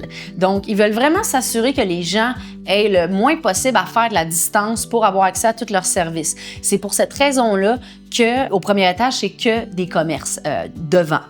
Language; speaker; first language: French; native; French